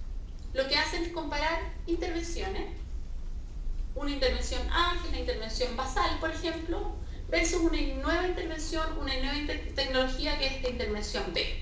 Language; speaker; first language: Spanish; native; Spanish